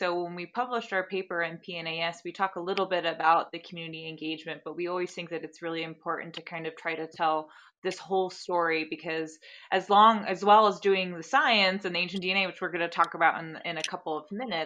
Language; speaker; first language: English; native; English